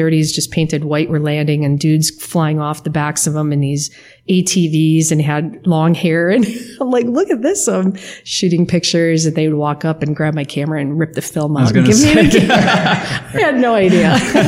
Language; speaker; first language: English; native; English